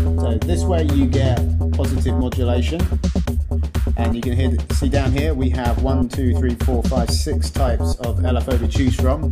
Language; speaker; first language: English; native; English